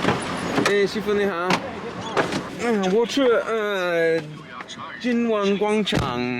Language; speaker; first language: Chinese; non-native, learner; English